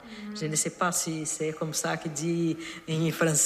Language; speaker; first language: French; non-native, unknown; Portuguese